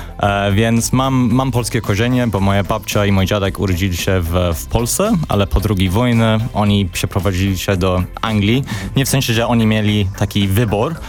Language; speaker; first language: Polish; non-native, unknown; English